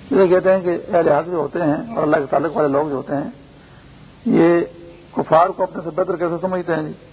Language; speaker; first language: Urdu; non-native, local second language; Pashto